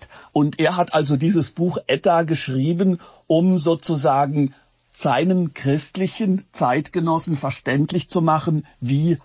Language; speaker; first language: German; native; German